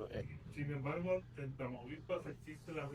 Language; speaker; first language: Spanish; native; Spanish